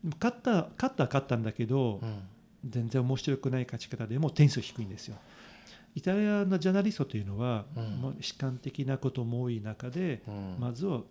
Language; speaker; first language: Japanese; non-native, fluent; Italian